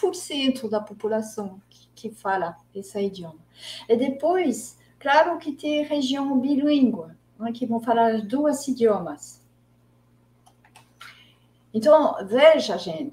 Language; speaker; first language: Portuguese; non-native, fluent; French